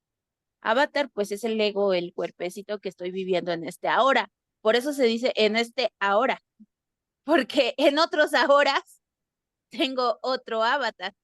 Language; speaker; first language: Spanish; native; Spanish